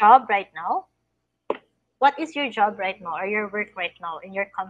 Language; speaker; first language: English; non-native, fluent; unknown